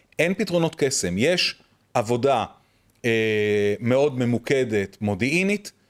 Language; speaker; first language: Hebrew; native; Hebrew